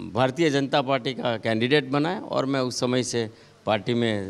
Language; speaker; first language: Hindi; non-native, local second language; Gujarati